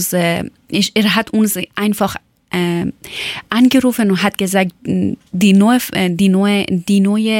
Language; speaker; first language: German; non-native, learner; Persian